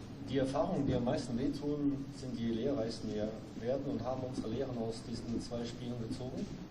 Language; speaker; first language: German; native; German